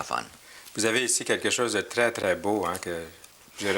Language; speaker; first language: French; native; French